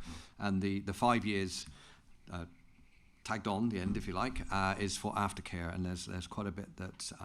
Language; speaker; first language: English; native; English